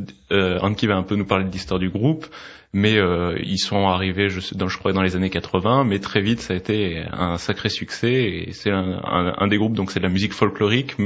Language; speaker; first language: French; native; French